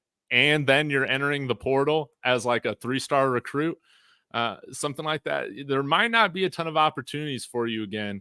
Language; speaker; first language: English; native; English